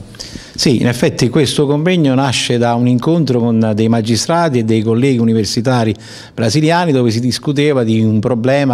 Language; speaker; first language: Italian; native; Italian